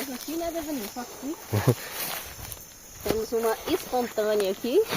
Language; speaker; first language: Portuguese; native; Portuguese